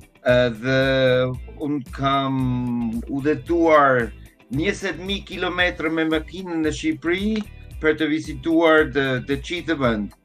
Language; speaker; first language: Albanian; non-native, learner; German